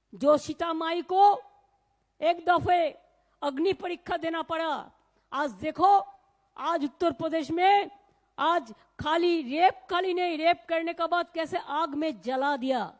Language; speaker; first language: Hindi; non-native, local second language; Bangla